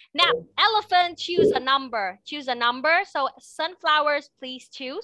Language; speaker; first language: English; non-native, fluent; Vietnamese